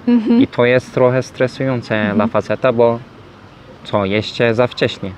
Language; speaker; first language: Polish; non-native, learner; Turkish